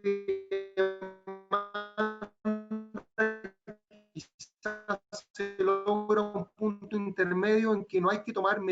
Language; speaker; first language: Spanish; native; Spanish